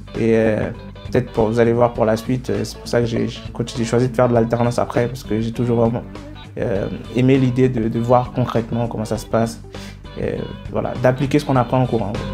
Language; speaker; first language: French; non-native, local second language; Haitian Creole